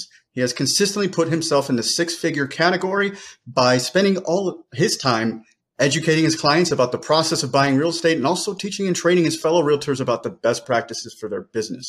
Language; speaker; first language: English; native; English